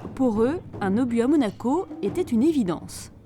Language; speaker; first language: French; native; French